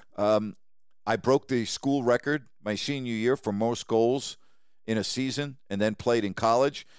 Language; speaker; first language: English; native; English